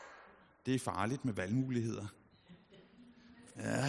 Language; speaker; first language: Danish; native; Danish